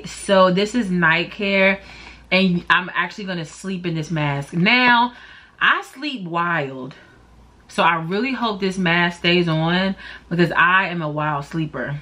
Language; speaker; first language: English; native; English